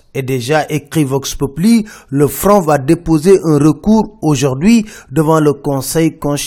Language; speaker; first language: French; non-native, local second language; Wolof